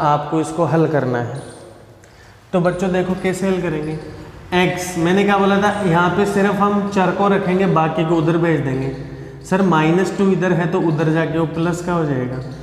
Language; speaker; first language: Hindi; native; Hindi